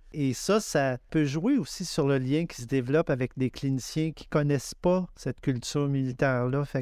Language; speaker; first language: French; native; French